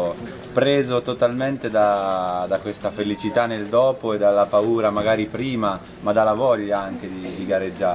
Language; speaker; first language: Italian; native; Italian